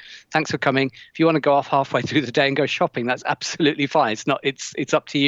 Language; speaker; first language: English; native; English